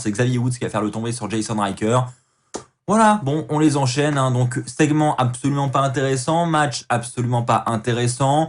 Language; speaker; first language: French; native; French